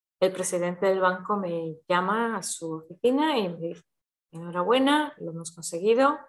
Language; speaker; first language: Spanish; early bilingual, heritage; Spanish